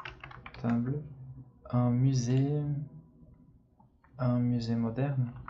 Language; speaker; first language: French; non-native, fluent; Portuguese